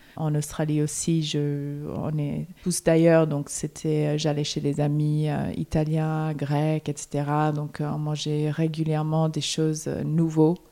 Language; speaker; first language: French; non-native, fluent; English